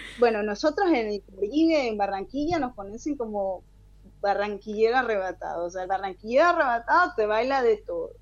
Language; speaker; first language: Spanish; native; Spanish